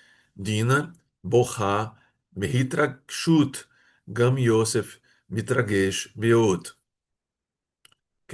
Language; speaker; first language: Hebrew; non-native, fluent; Portuguese